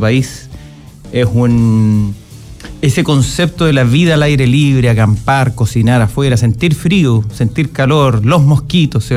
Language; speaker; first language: Spanish; native; Spanish